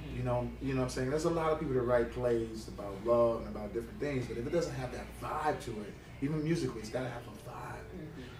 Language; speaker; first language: English; native; English